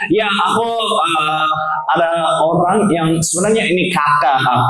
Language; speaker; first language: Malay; non-native, learner; English